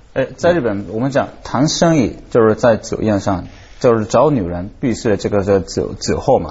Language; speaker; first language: Chinese; non-native, fluent; Japanese